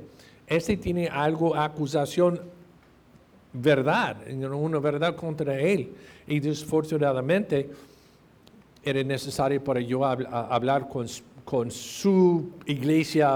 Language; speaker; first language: Spanish; non-native, fluent; English